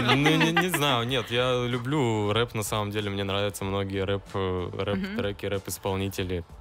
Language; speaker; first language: Russian; native; Russian